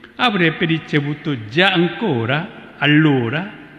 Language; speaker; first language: Italian; non-native, fluent; Korean